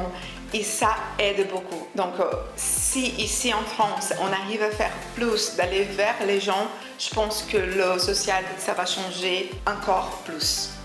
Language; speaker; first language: French; non-native, fluent; Portuguese